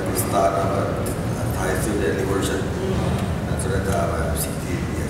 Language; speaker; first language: English; non-native, learner; Thai